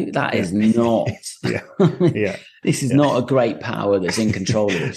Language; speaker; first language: English; native; English